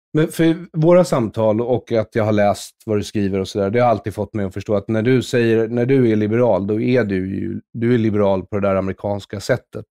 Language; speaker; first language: Swedish; native; Swedish